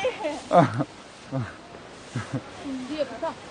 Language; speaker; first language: Korean; non-native, learner; Japanese